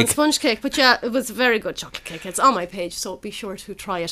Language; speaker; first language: English; native; English